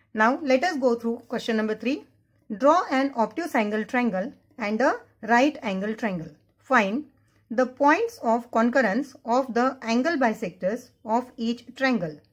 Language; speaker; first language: English; non-native, local second language; Marathi